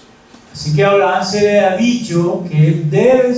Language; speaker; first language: Spanish; native; Spanish